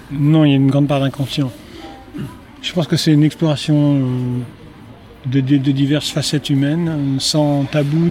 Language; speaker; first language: French; native; French